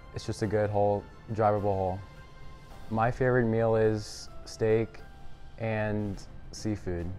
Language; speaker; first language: English; native; English